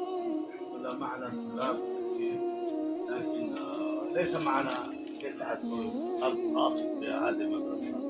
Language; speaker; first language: Arabic; non-native, fluent; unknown